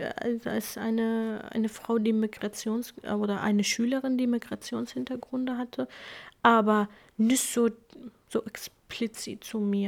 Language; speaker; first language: German; non-native, fluent; Kurdish